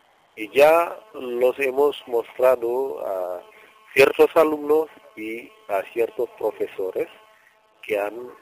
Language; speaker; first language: Spanish; non-native, fluent; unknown